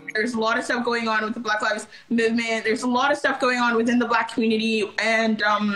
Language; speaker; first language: English; early bilingual, other home language; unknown